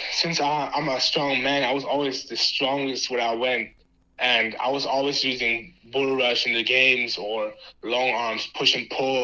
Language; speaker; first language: English; non-native, fluent; German